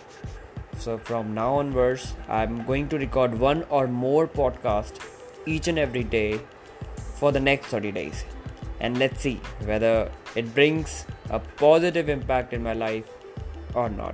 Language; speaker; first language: English; non-native, local second language; Hindi